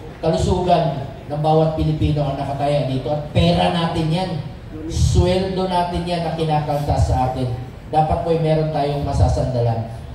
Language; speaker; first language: Filipino; non-native, local second language; Cebuano